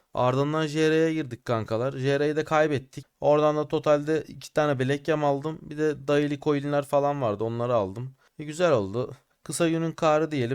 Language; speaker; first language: Turkish; native; Turkish